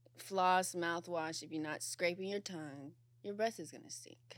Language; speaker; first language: English; native; English